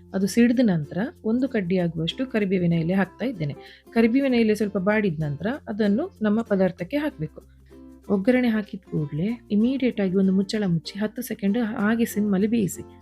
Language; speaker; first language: Kannada; non-native, local second language; Konkani